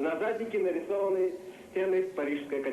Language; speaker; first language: Russian; native; Russian